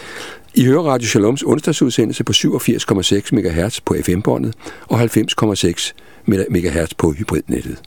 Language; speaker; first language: Danish; native; Danish